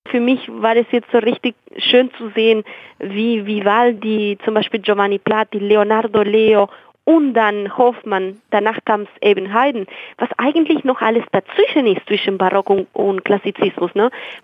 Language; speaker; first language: German; non-native, fluent; Spanish